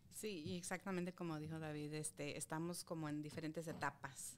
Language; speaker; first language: Spanish; early bilingual, heritage; Spanish